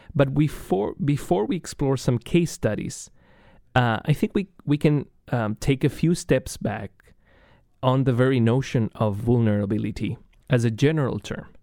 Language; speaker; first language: English; non-native, fluent; Spanish